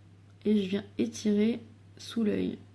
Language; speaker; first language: French; native; French